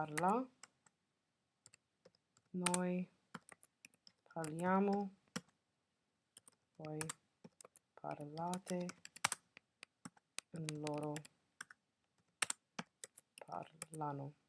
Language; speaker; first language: Italian; non-native, fluent; English